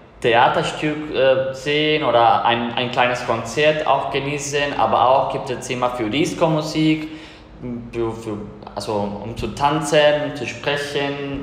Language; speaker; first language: German; non-native, fluent; Spanish